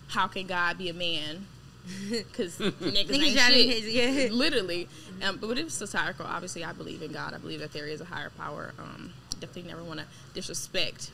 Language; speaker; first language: English; native; English